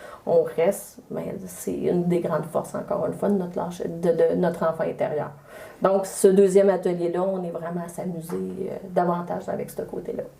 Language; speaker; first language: French; native; French